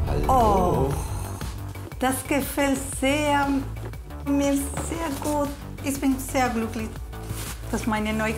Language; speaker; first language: German; non-native, learner; Spanish